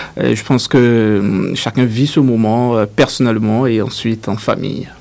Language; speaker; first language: French; native; French